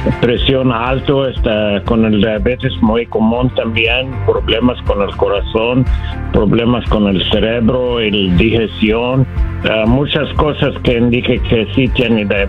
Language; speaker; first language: Spanish; non-native, learner; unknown